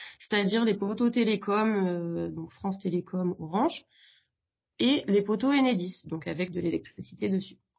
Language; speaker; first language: French; native; French